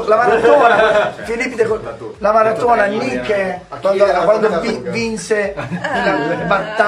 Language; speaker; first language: Italian; native; Italian